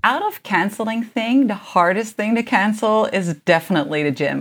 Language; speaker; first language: English; early bilingual, other home language; Japanese